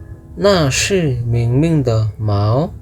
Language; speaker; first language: Chinese; non-native, fluent; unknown